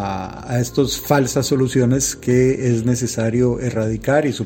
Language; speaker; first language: Spanish; native; Spanish